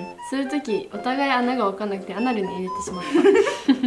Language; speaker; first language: Japanese; native; Japanese